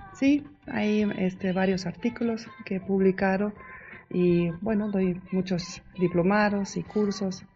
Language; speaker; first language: Spanish; non-native, fluent; German